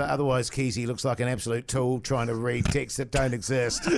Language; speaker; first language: English; native; English